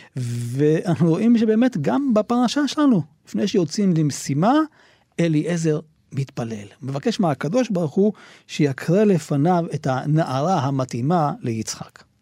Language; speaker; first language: Hebrew; native; Hebrew